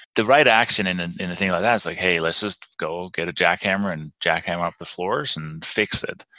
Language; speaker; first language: English; non-native, fluent; Danish